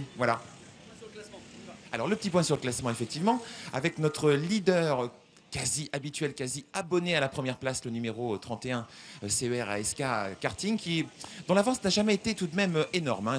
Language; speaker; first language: French; native; French